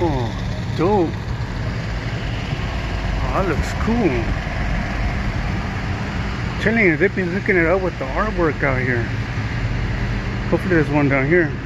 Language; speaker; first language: English; native; English